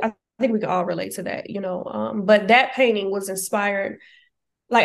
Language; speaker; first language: English; native; English